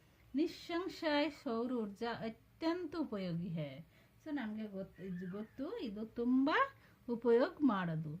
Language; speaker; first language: Kannada; non-native, local second language; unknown